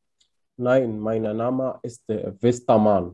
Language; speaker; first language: German; non-native, learner; Arabic